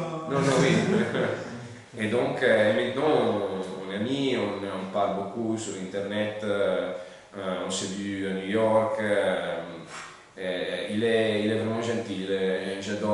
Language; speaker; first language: French; non-native, learner; Italian